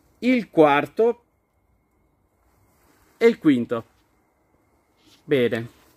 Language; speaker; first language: Italian; native; Italian